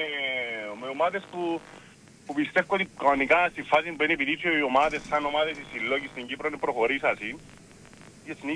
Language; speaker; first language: Greek; native; Greek